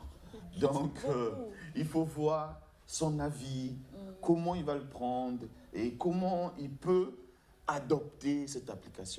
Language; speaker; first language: French; non-native, local second language; Lingala